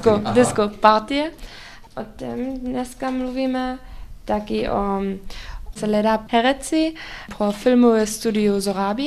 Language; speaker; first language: Czech; non-native, learner; Upper Sorbian